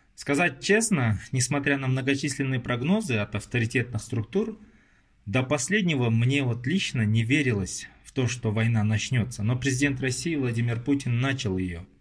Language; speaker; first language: Russian; non-native, local second language; Kazakh